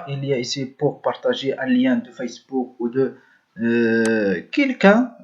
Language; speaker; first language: French; non-native, learner; Arabic